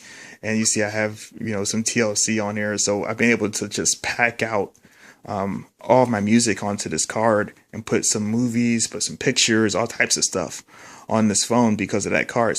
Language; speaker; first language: English; native; English